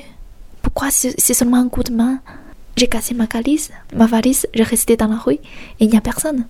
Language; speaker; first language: French; non-native, fluent; Chinese